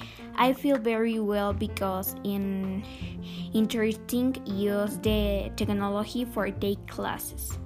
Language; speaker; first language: English; non-native, learner; Spanish